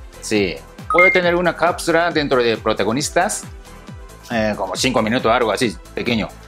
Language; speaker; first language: Spanish; non-native, learner; Japanese